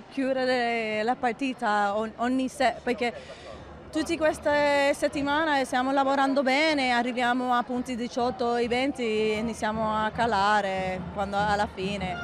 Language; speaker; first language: Italian; non-native, learner; Spanish